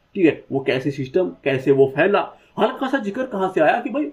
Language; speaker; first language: Hindi; native; Hindi